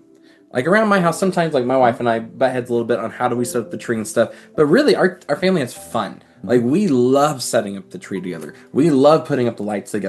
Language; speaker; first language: English; native; English